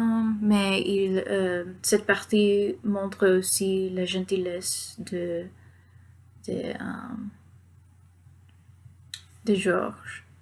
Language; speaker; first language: French; non-native, learner; Spanish